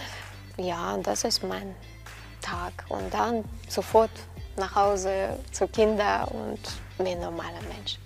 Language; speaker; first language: German; non-native, learner; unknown